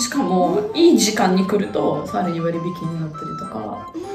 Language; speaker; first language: Japanese; non-native, fluent; Russian